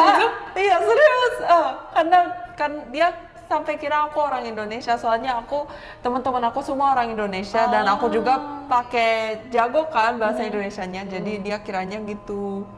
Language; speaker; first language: Indonesian; early bilingual, other home language; Korean